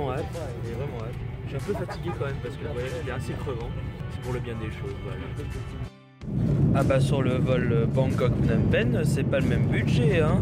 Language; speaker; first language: French; native; French